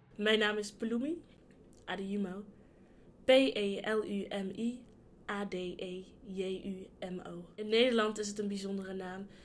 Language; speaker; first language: Dutch; early bilingual, other home language; Yoruba